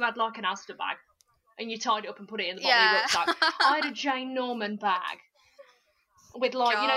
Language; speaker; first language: English; native; English